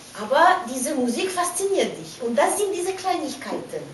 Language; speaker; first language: German; non-native, fluent; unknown